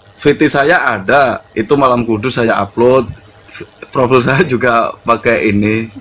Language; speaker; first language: Indonesian; native; Indonesian